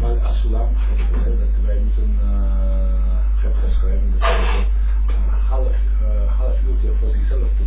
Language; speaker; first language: Dutch; non-native, learner; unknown